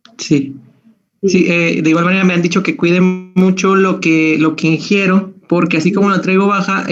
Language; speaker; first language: Spanish; native; Spanish